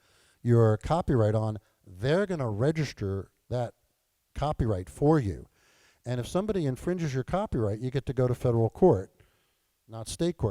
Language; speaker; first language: English; native; English